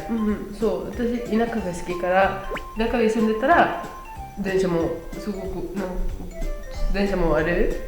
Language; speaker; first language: Japanese; non-native, learner; Spanish